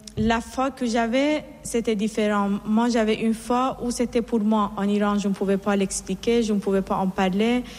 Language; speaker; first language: French; non-native, fluent; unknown